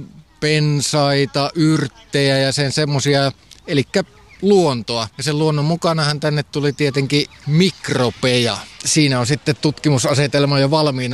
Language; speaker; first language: Finnish; native; Finnish